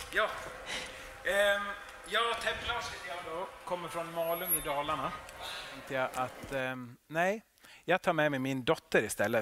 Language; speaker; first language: Swedish; non-native, local second language; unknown